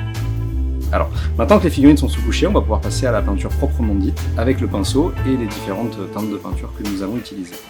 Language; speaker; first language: French; native; French